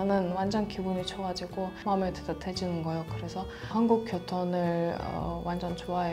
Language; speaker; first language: Korean; non-native, fluent; Russian